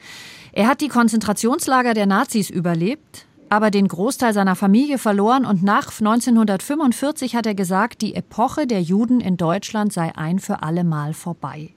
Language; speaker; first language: German; native; German